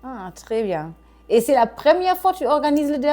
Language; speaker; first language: French; non-native, fluent; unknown